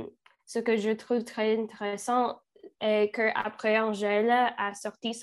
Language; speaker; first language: French; non-native, learner; English